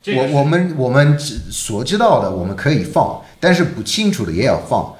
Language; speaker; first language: Chinese; non-native, fluent; English